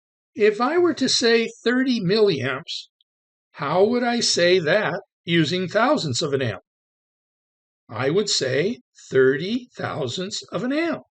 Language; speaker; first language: English; native; English